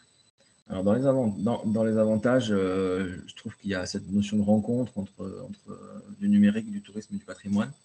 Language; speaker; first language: French; native; French